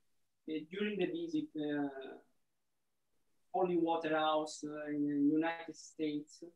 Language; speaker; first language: English; non-native, learner; Italian